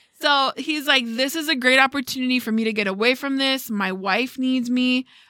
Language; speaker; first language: English; early bilingual, other home language; Spanish